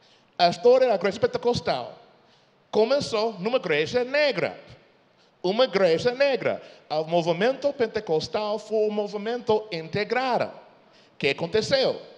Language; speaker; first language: Portuguese; non-native, fluent; English